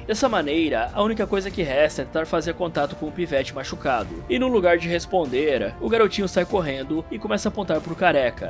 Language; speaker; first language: Portuguese; native; Portuguese